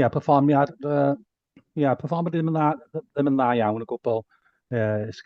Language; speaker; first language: Welsh; native; Welsh